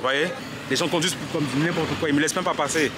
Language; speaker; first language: French; native; French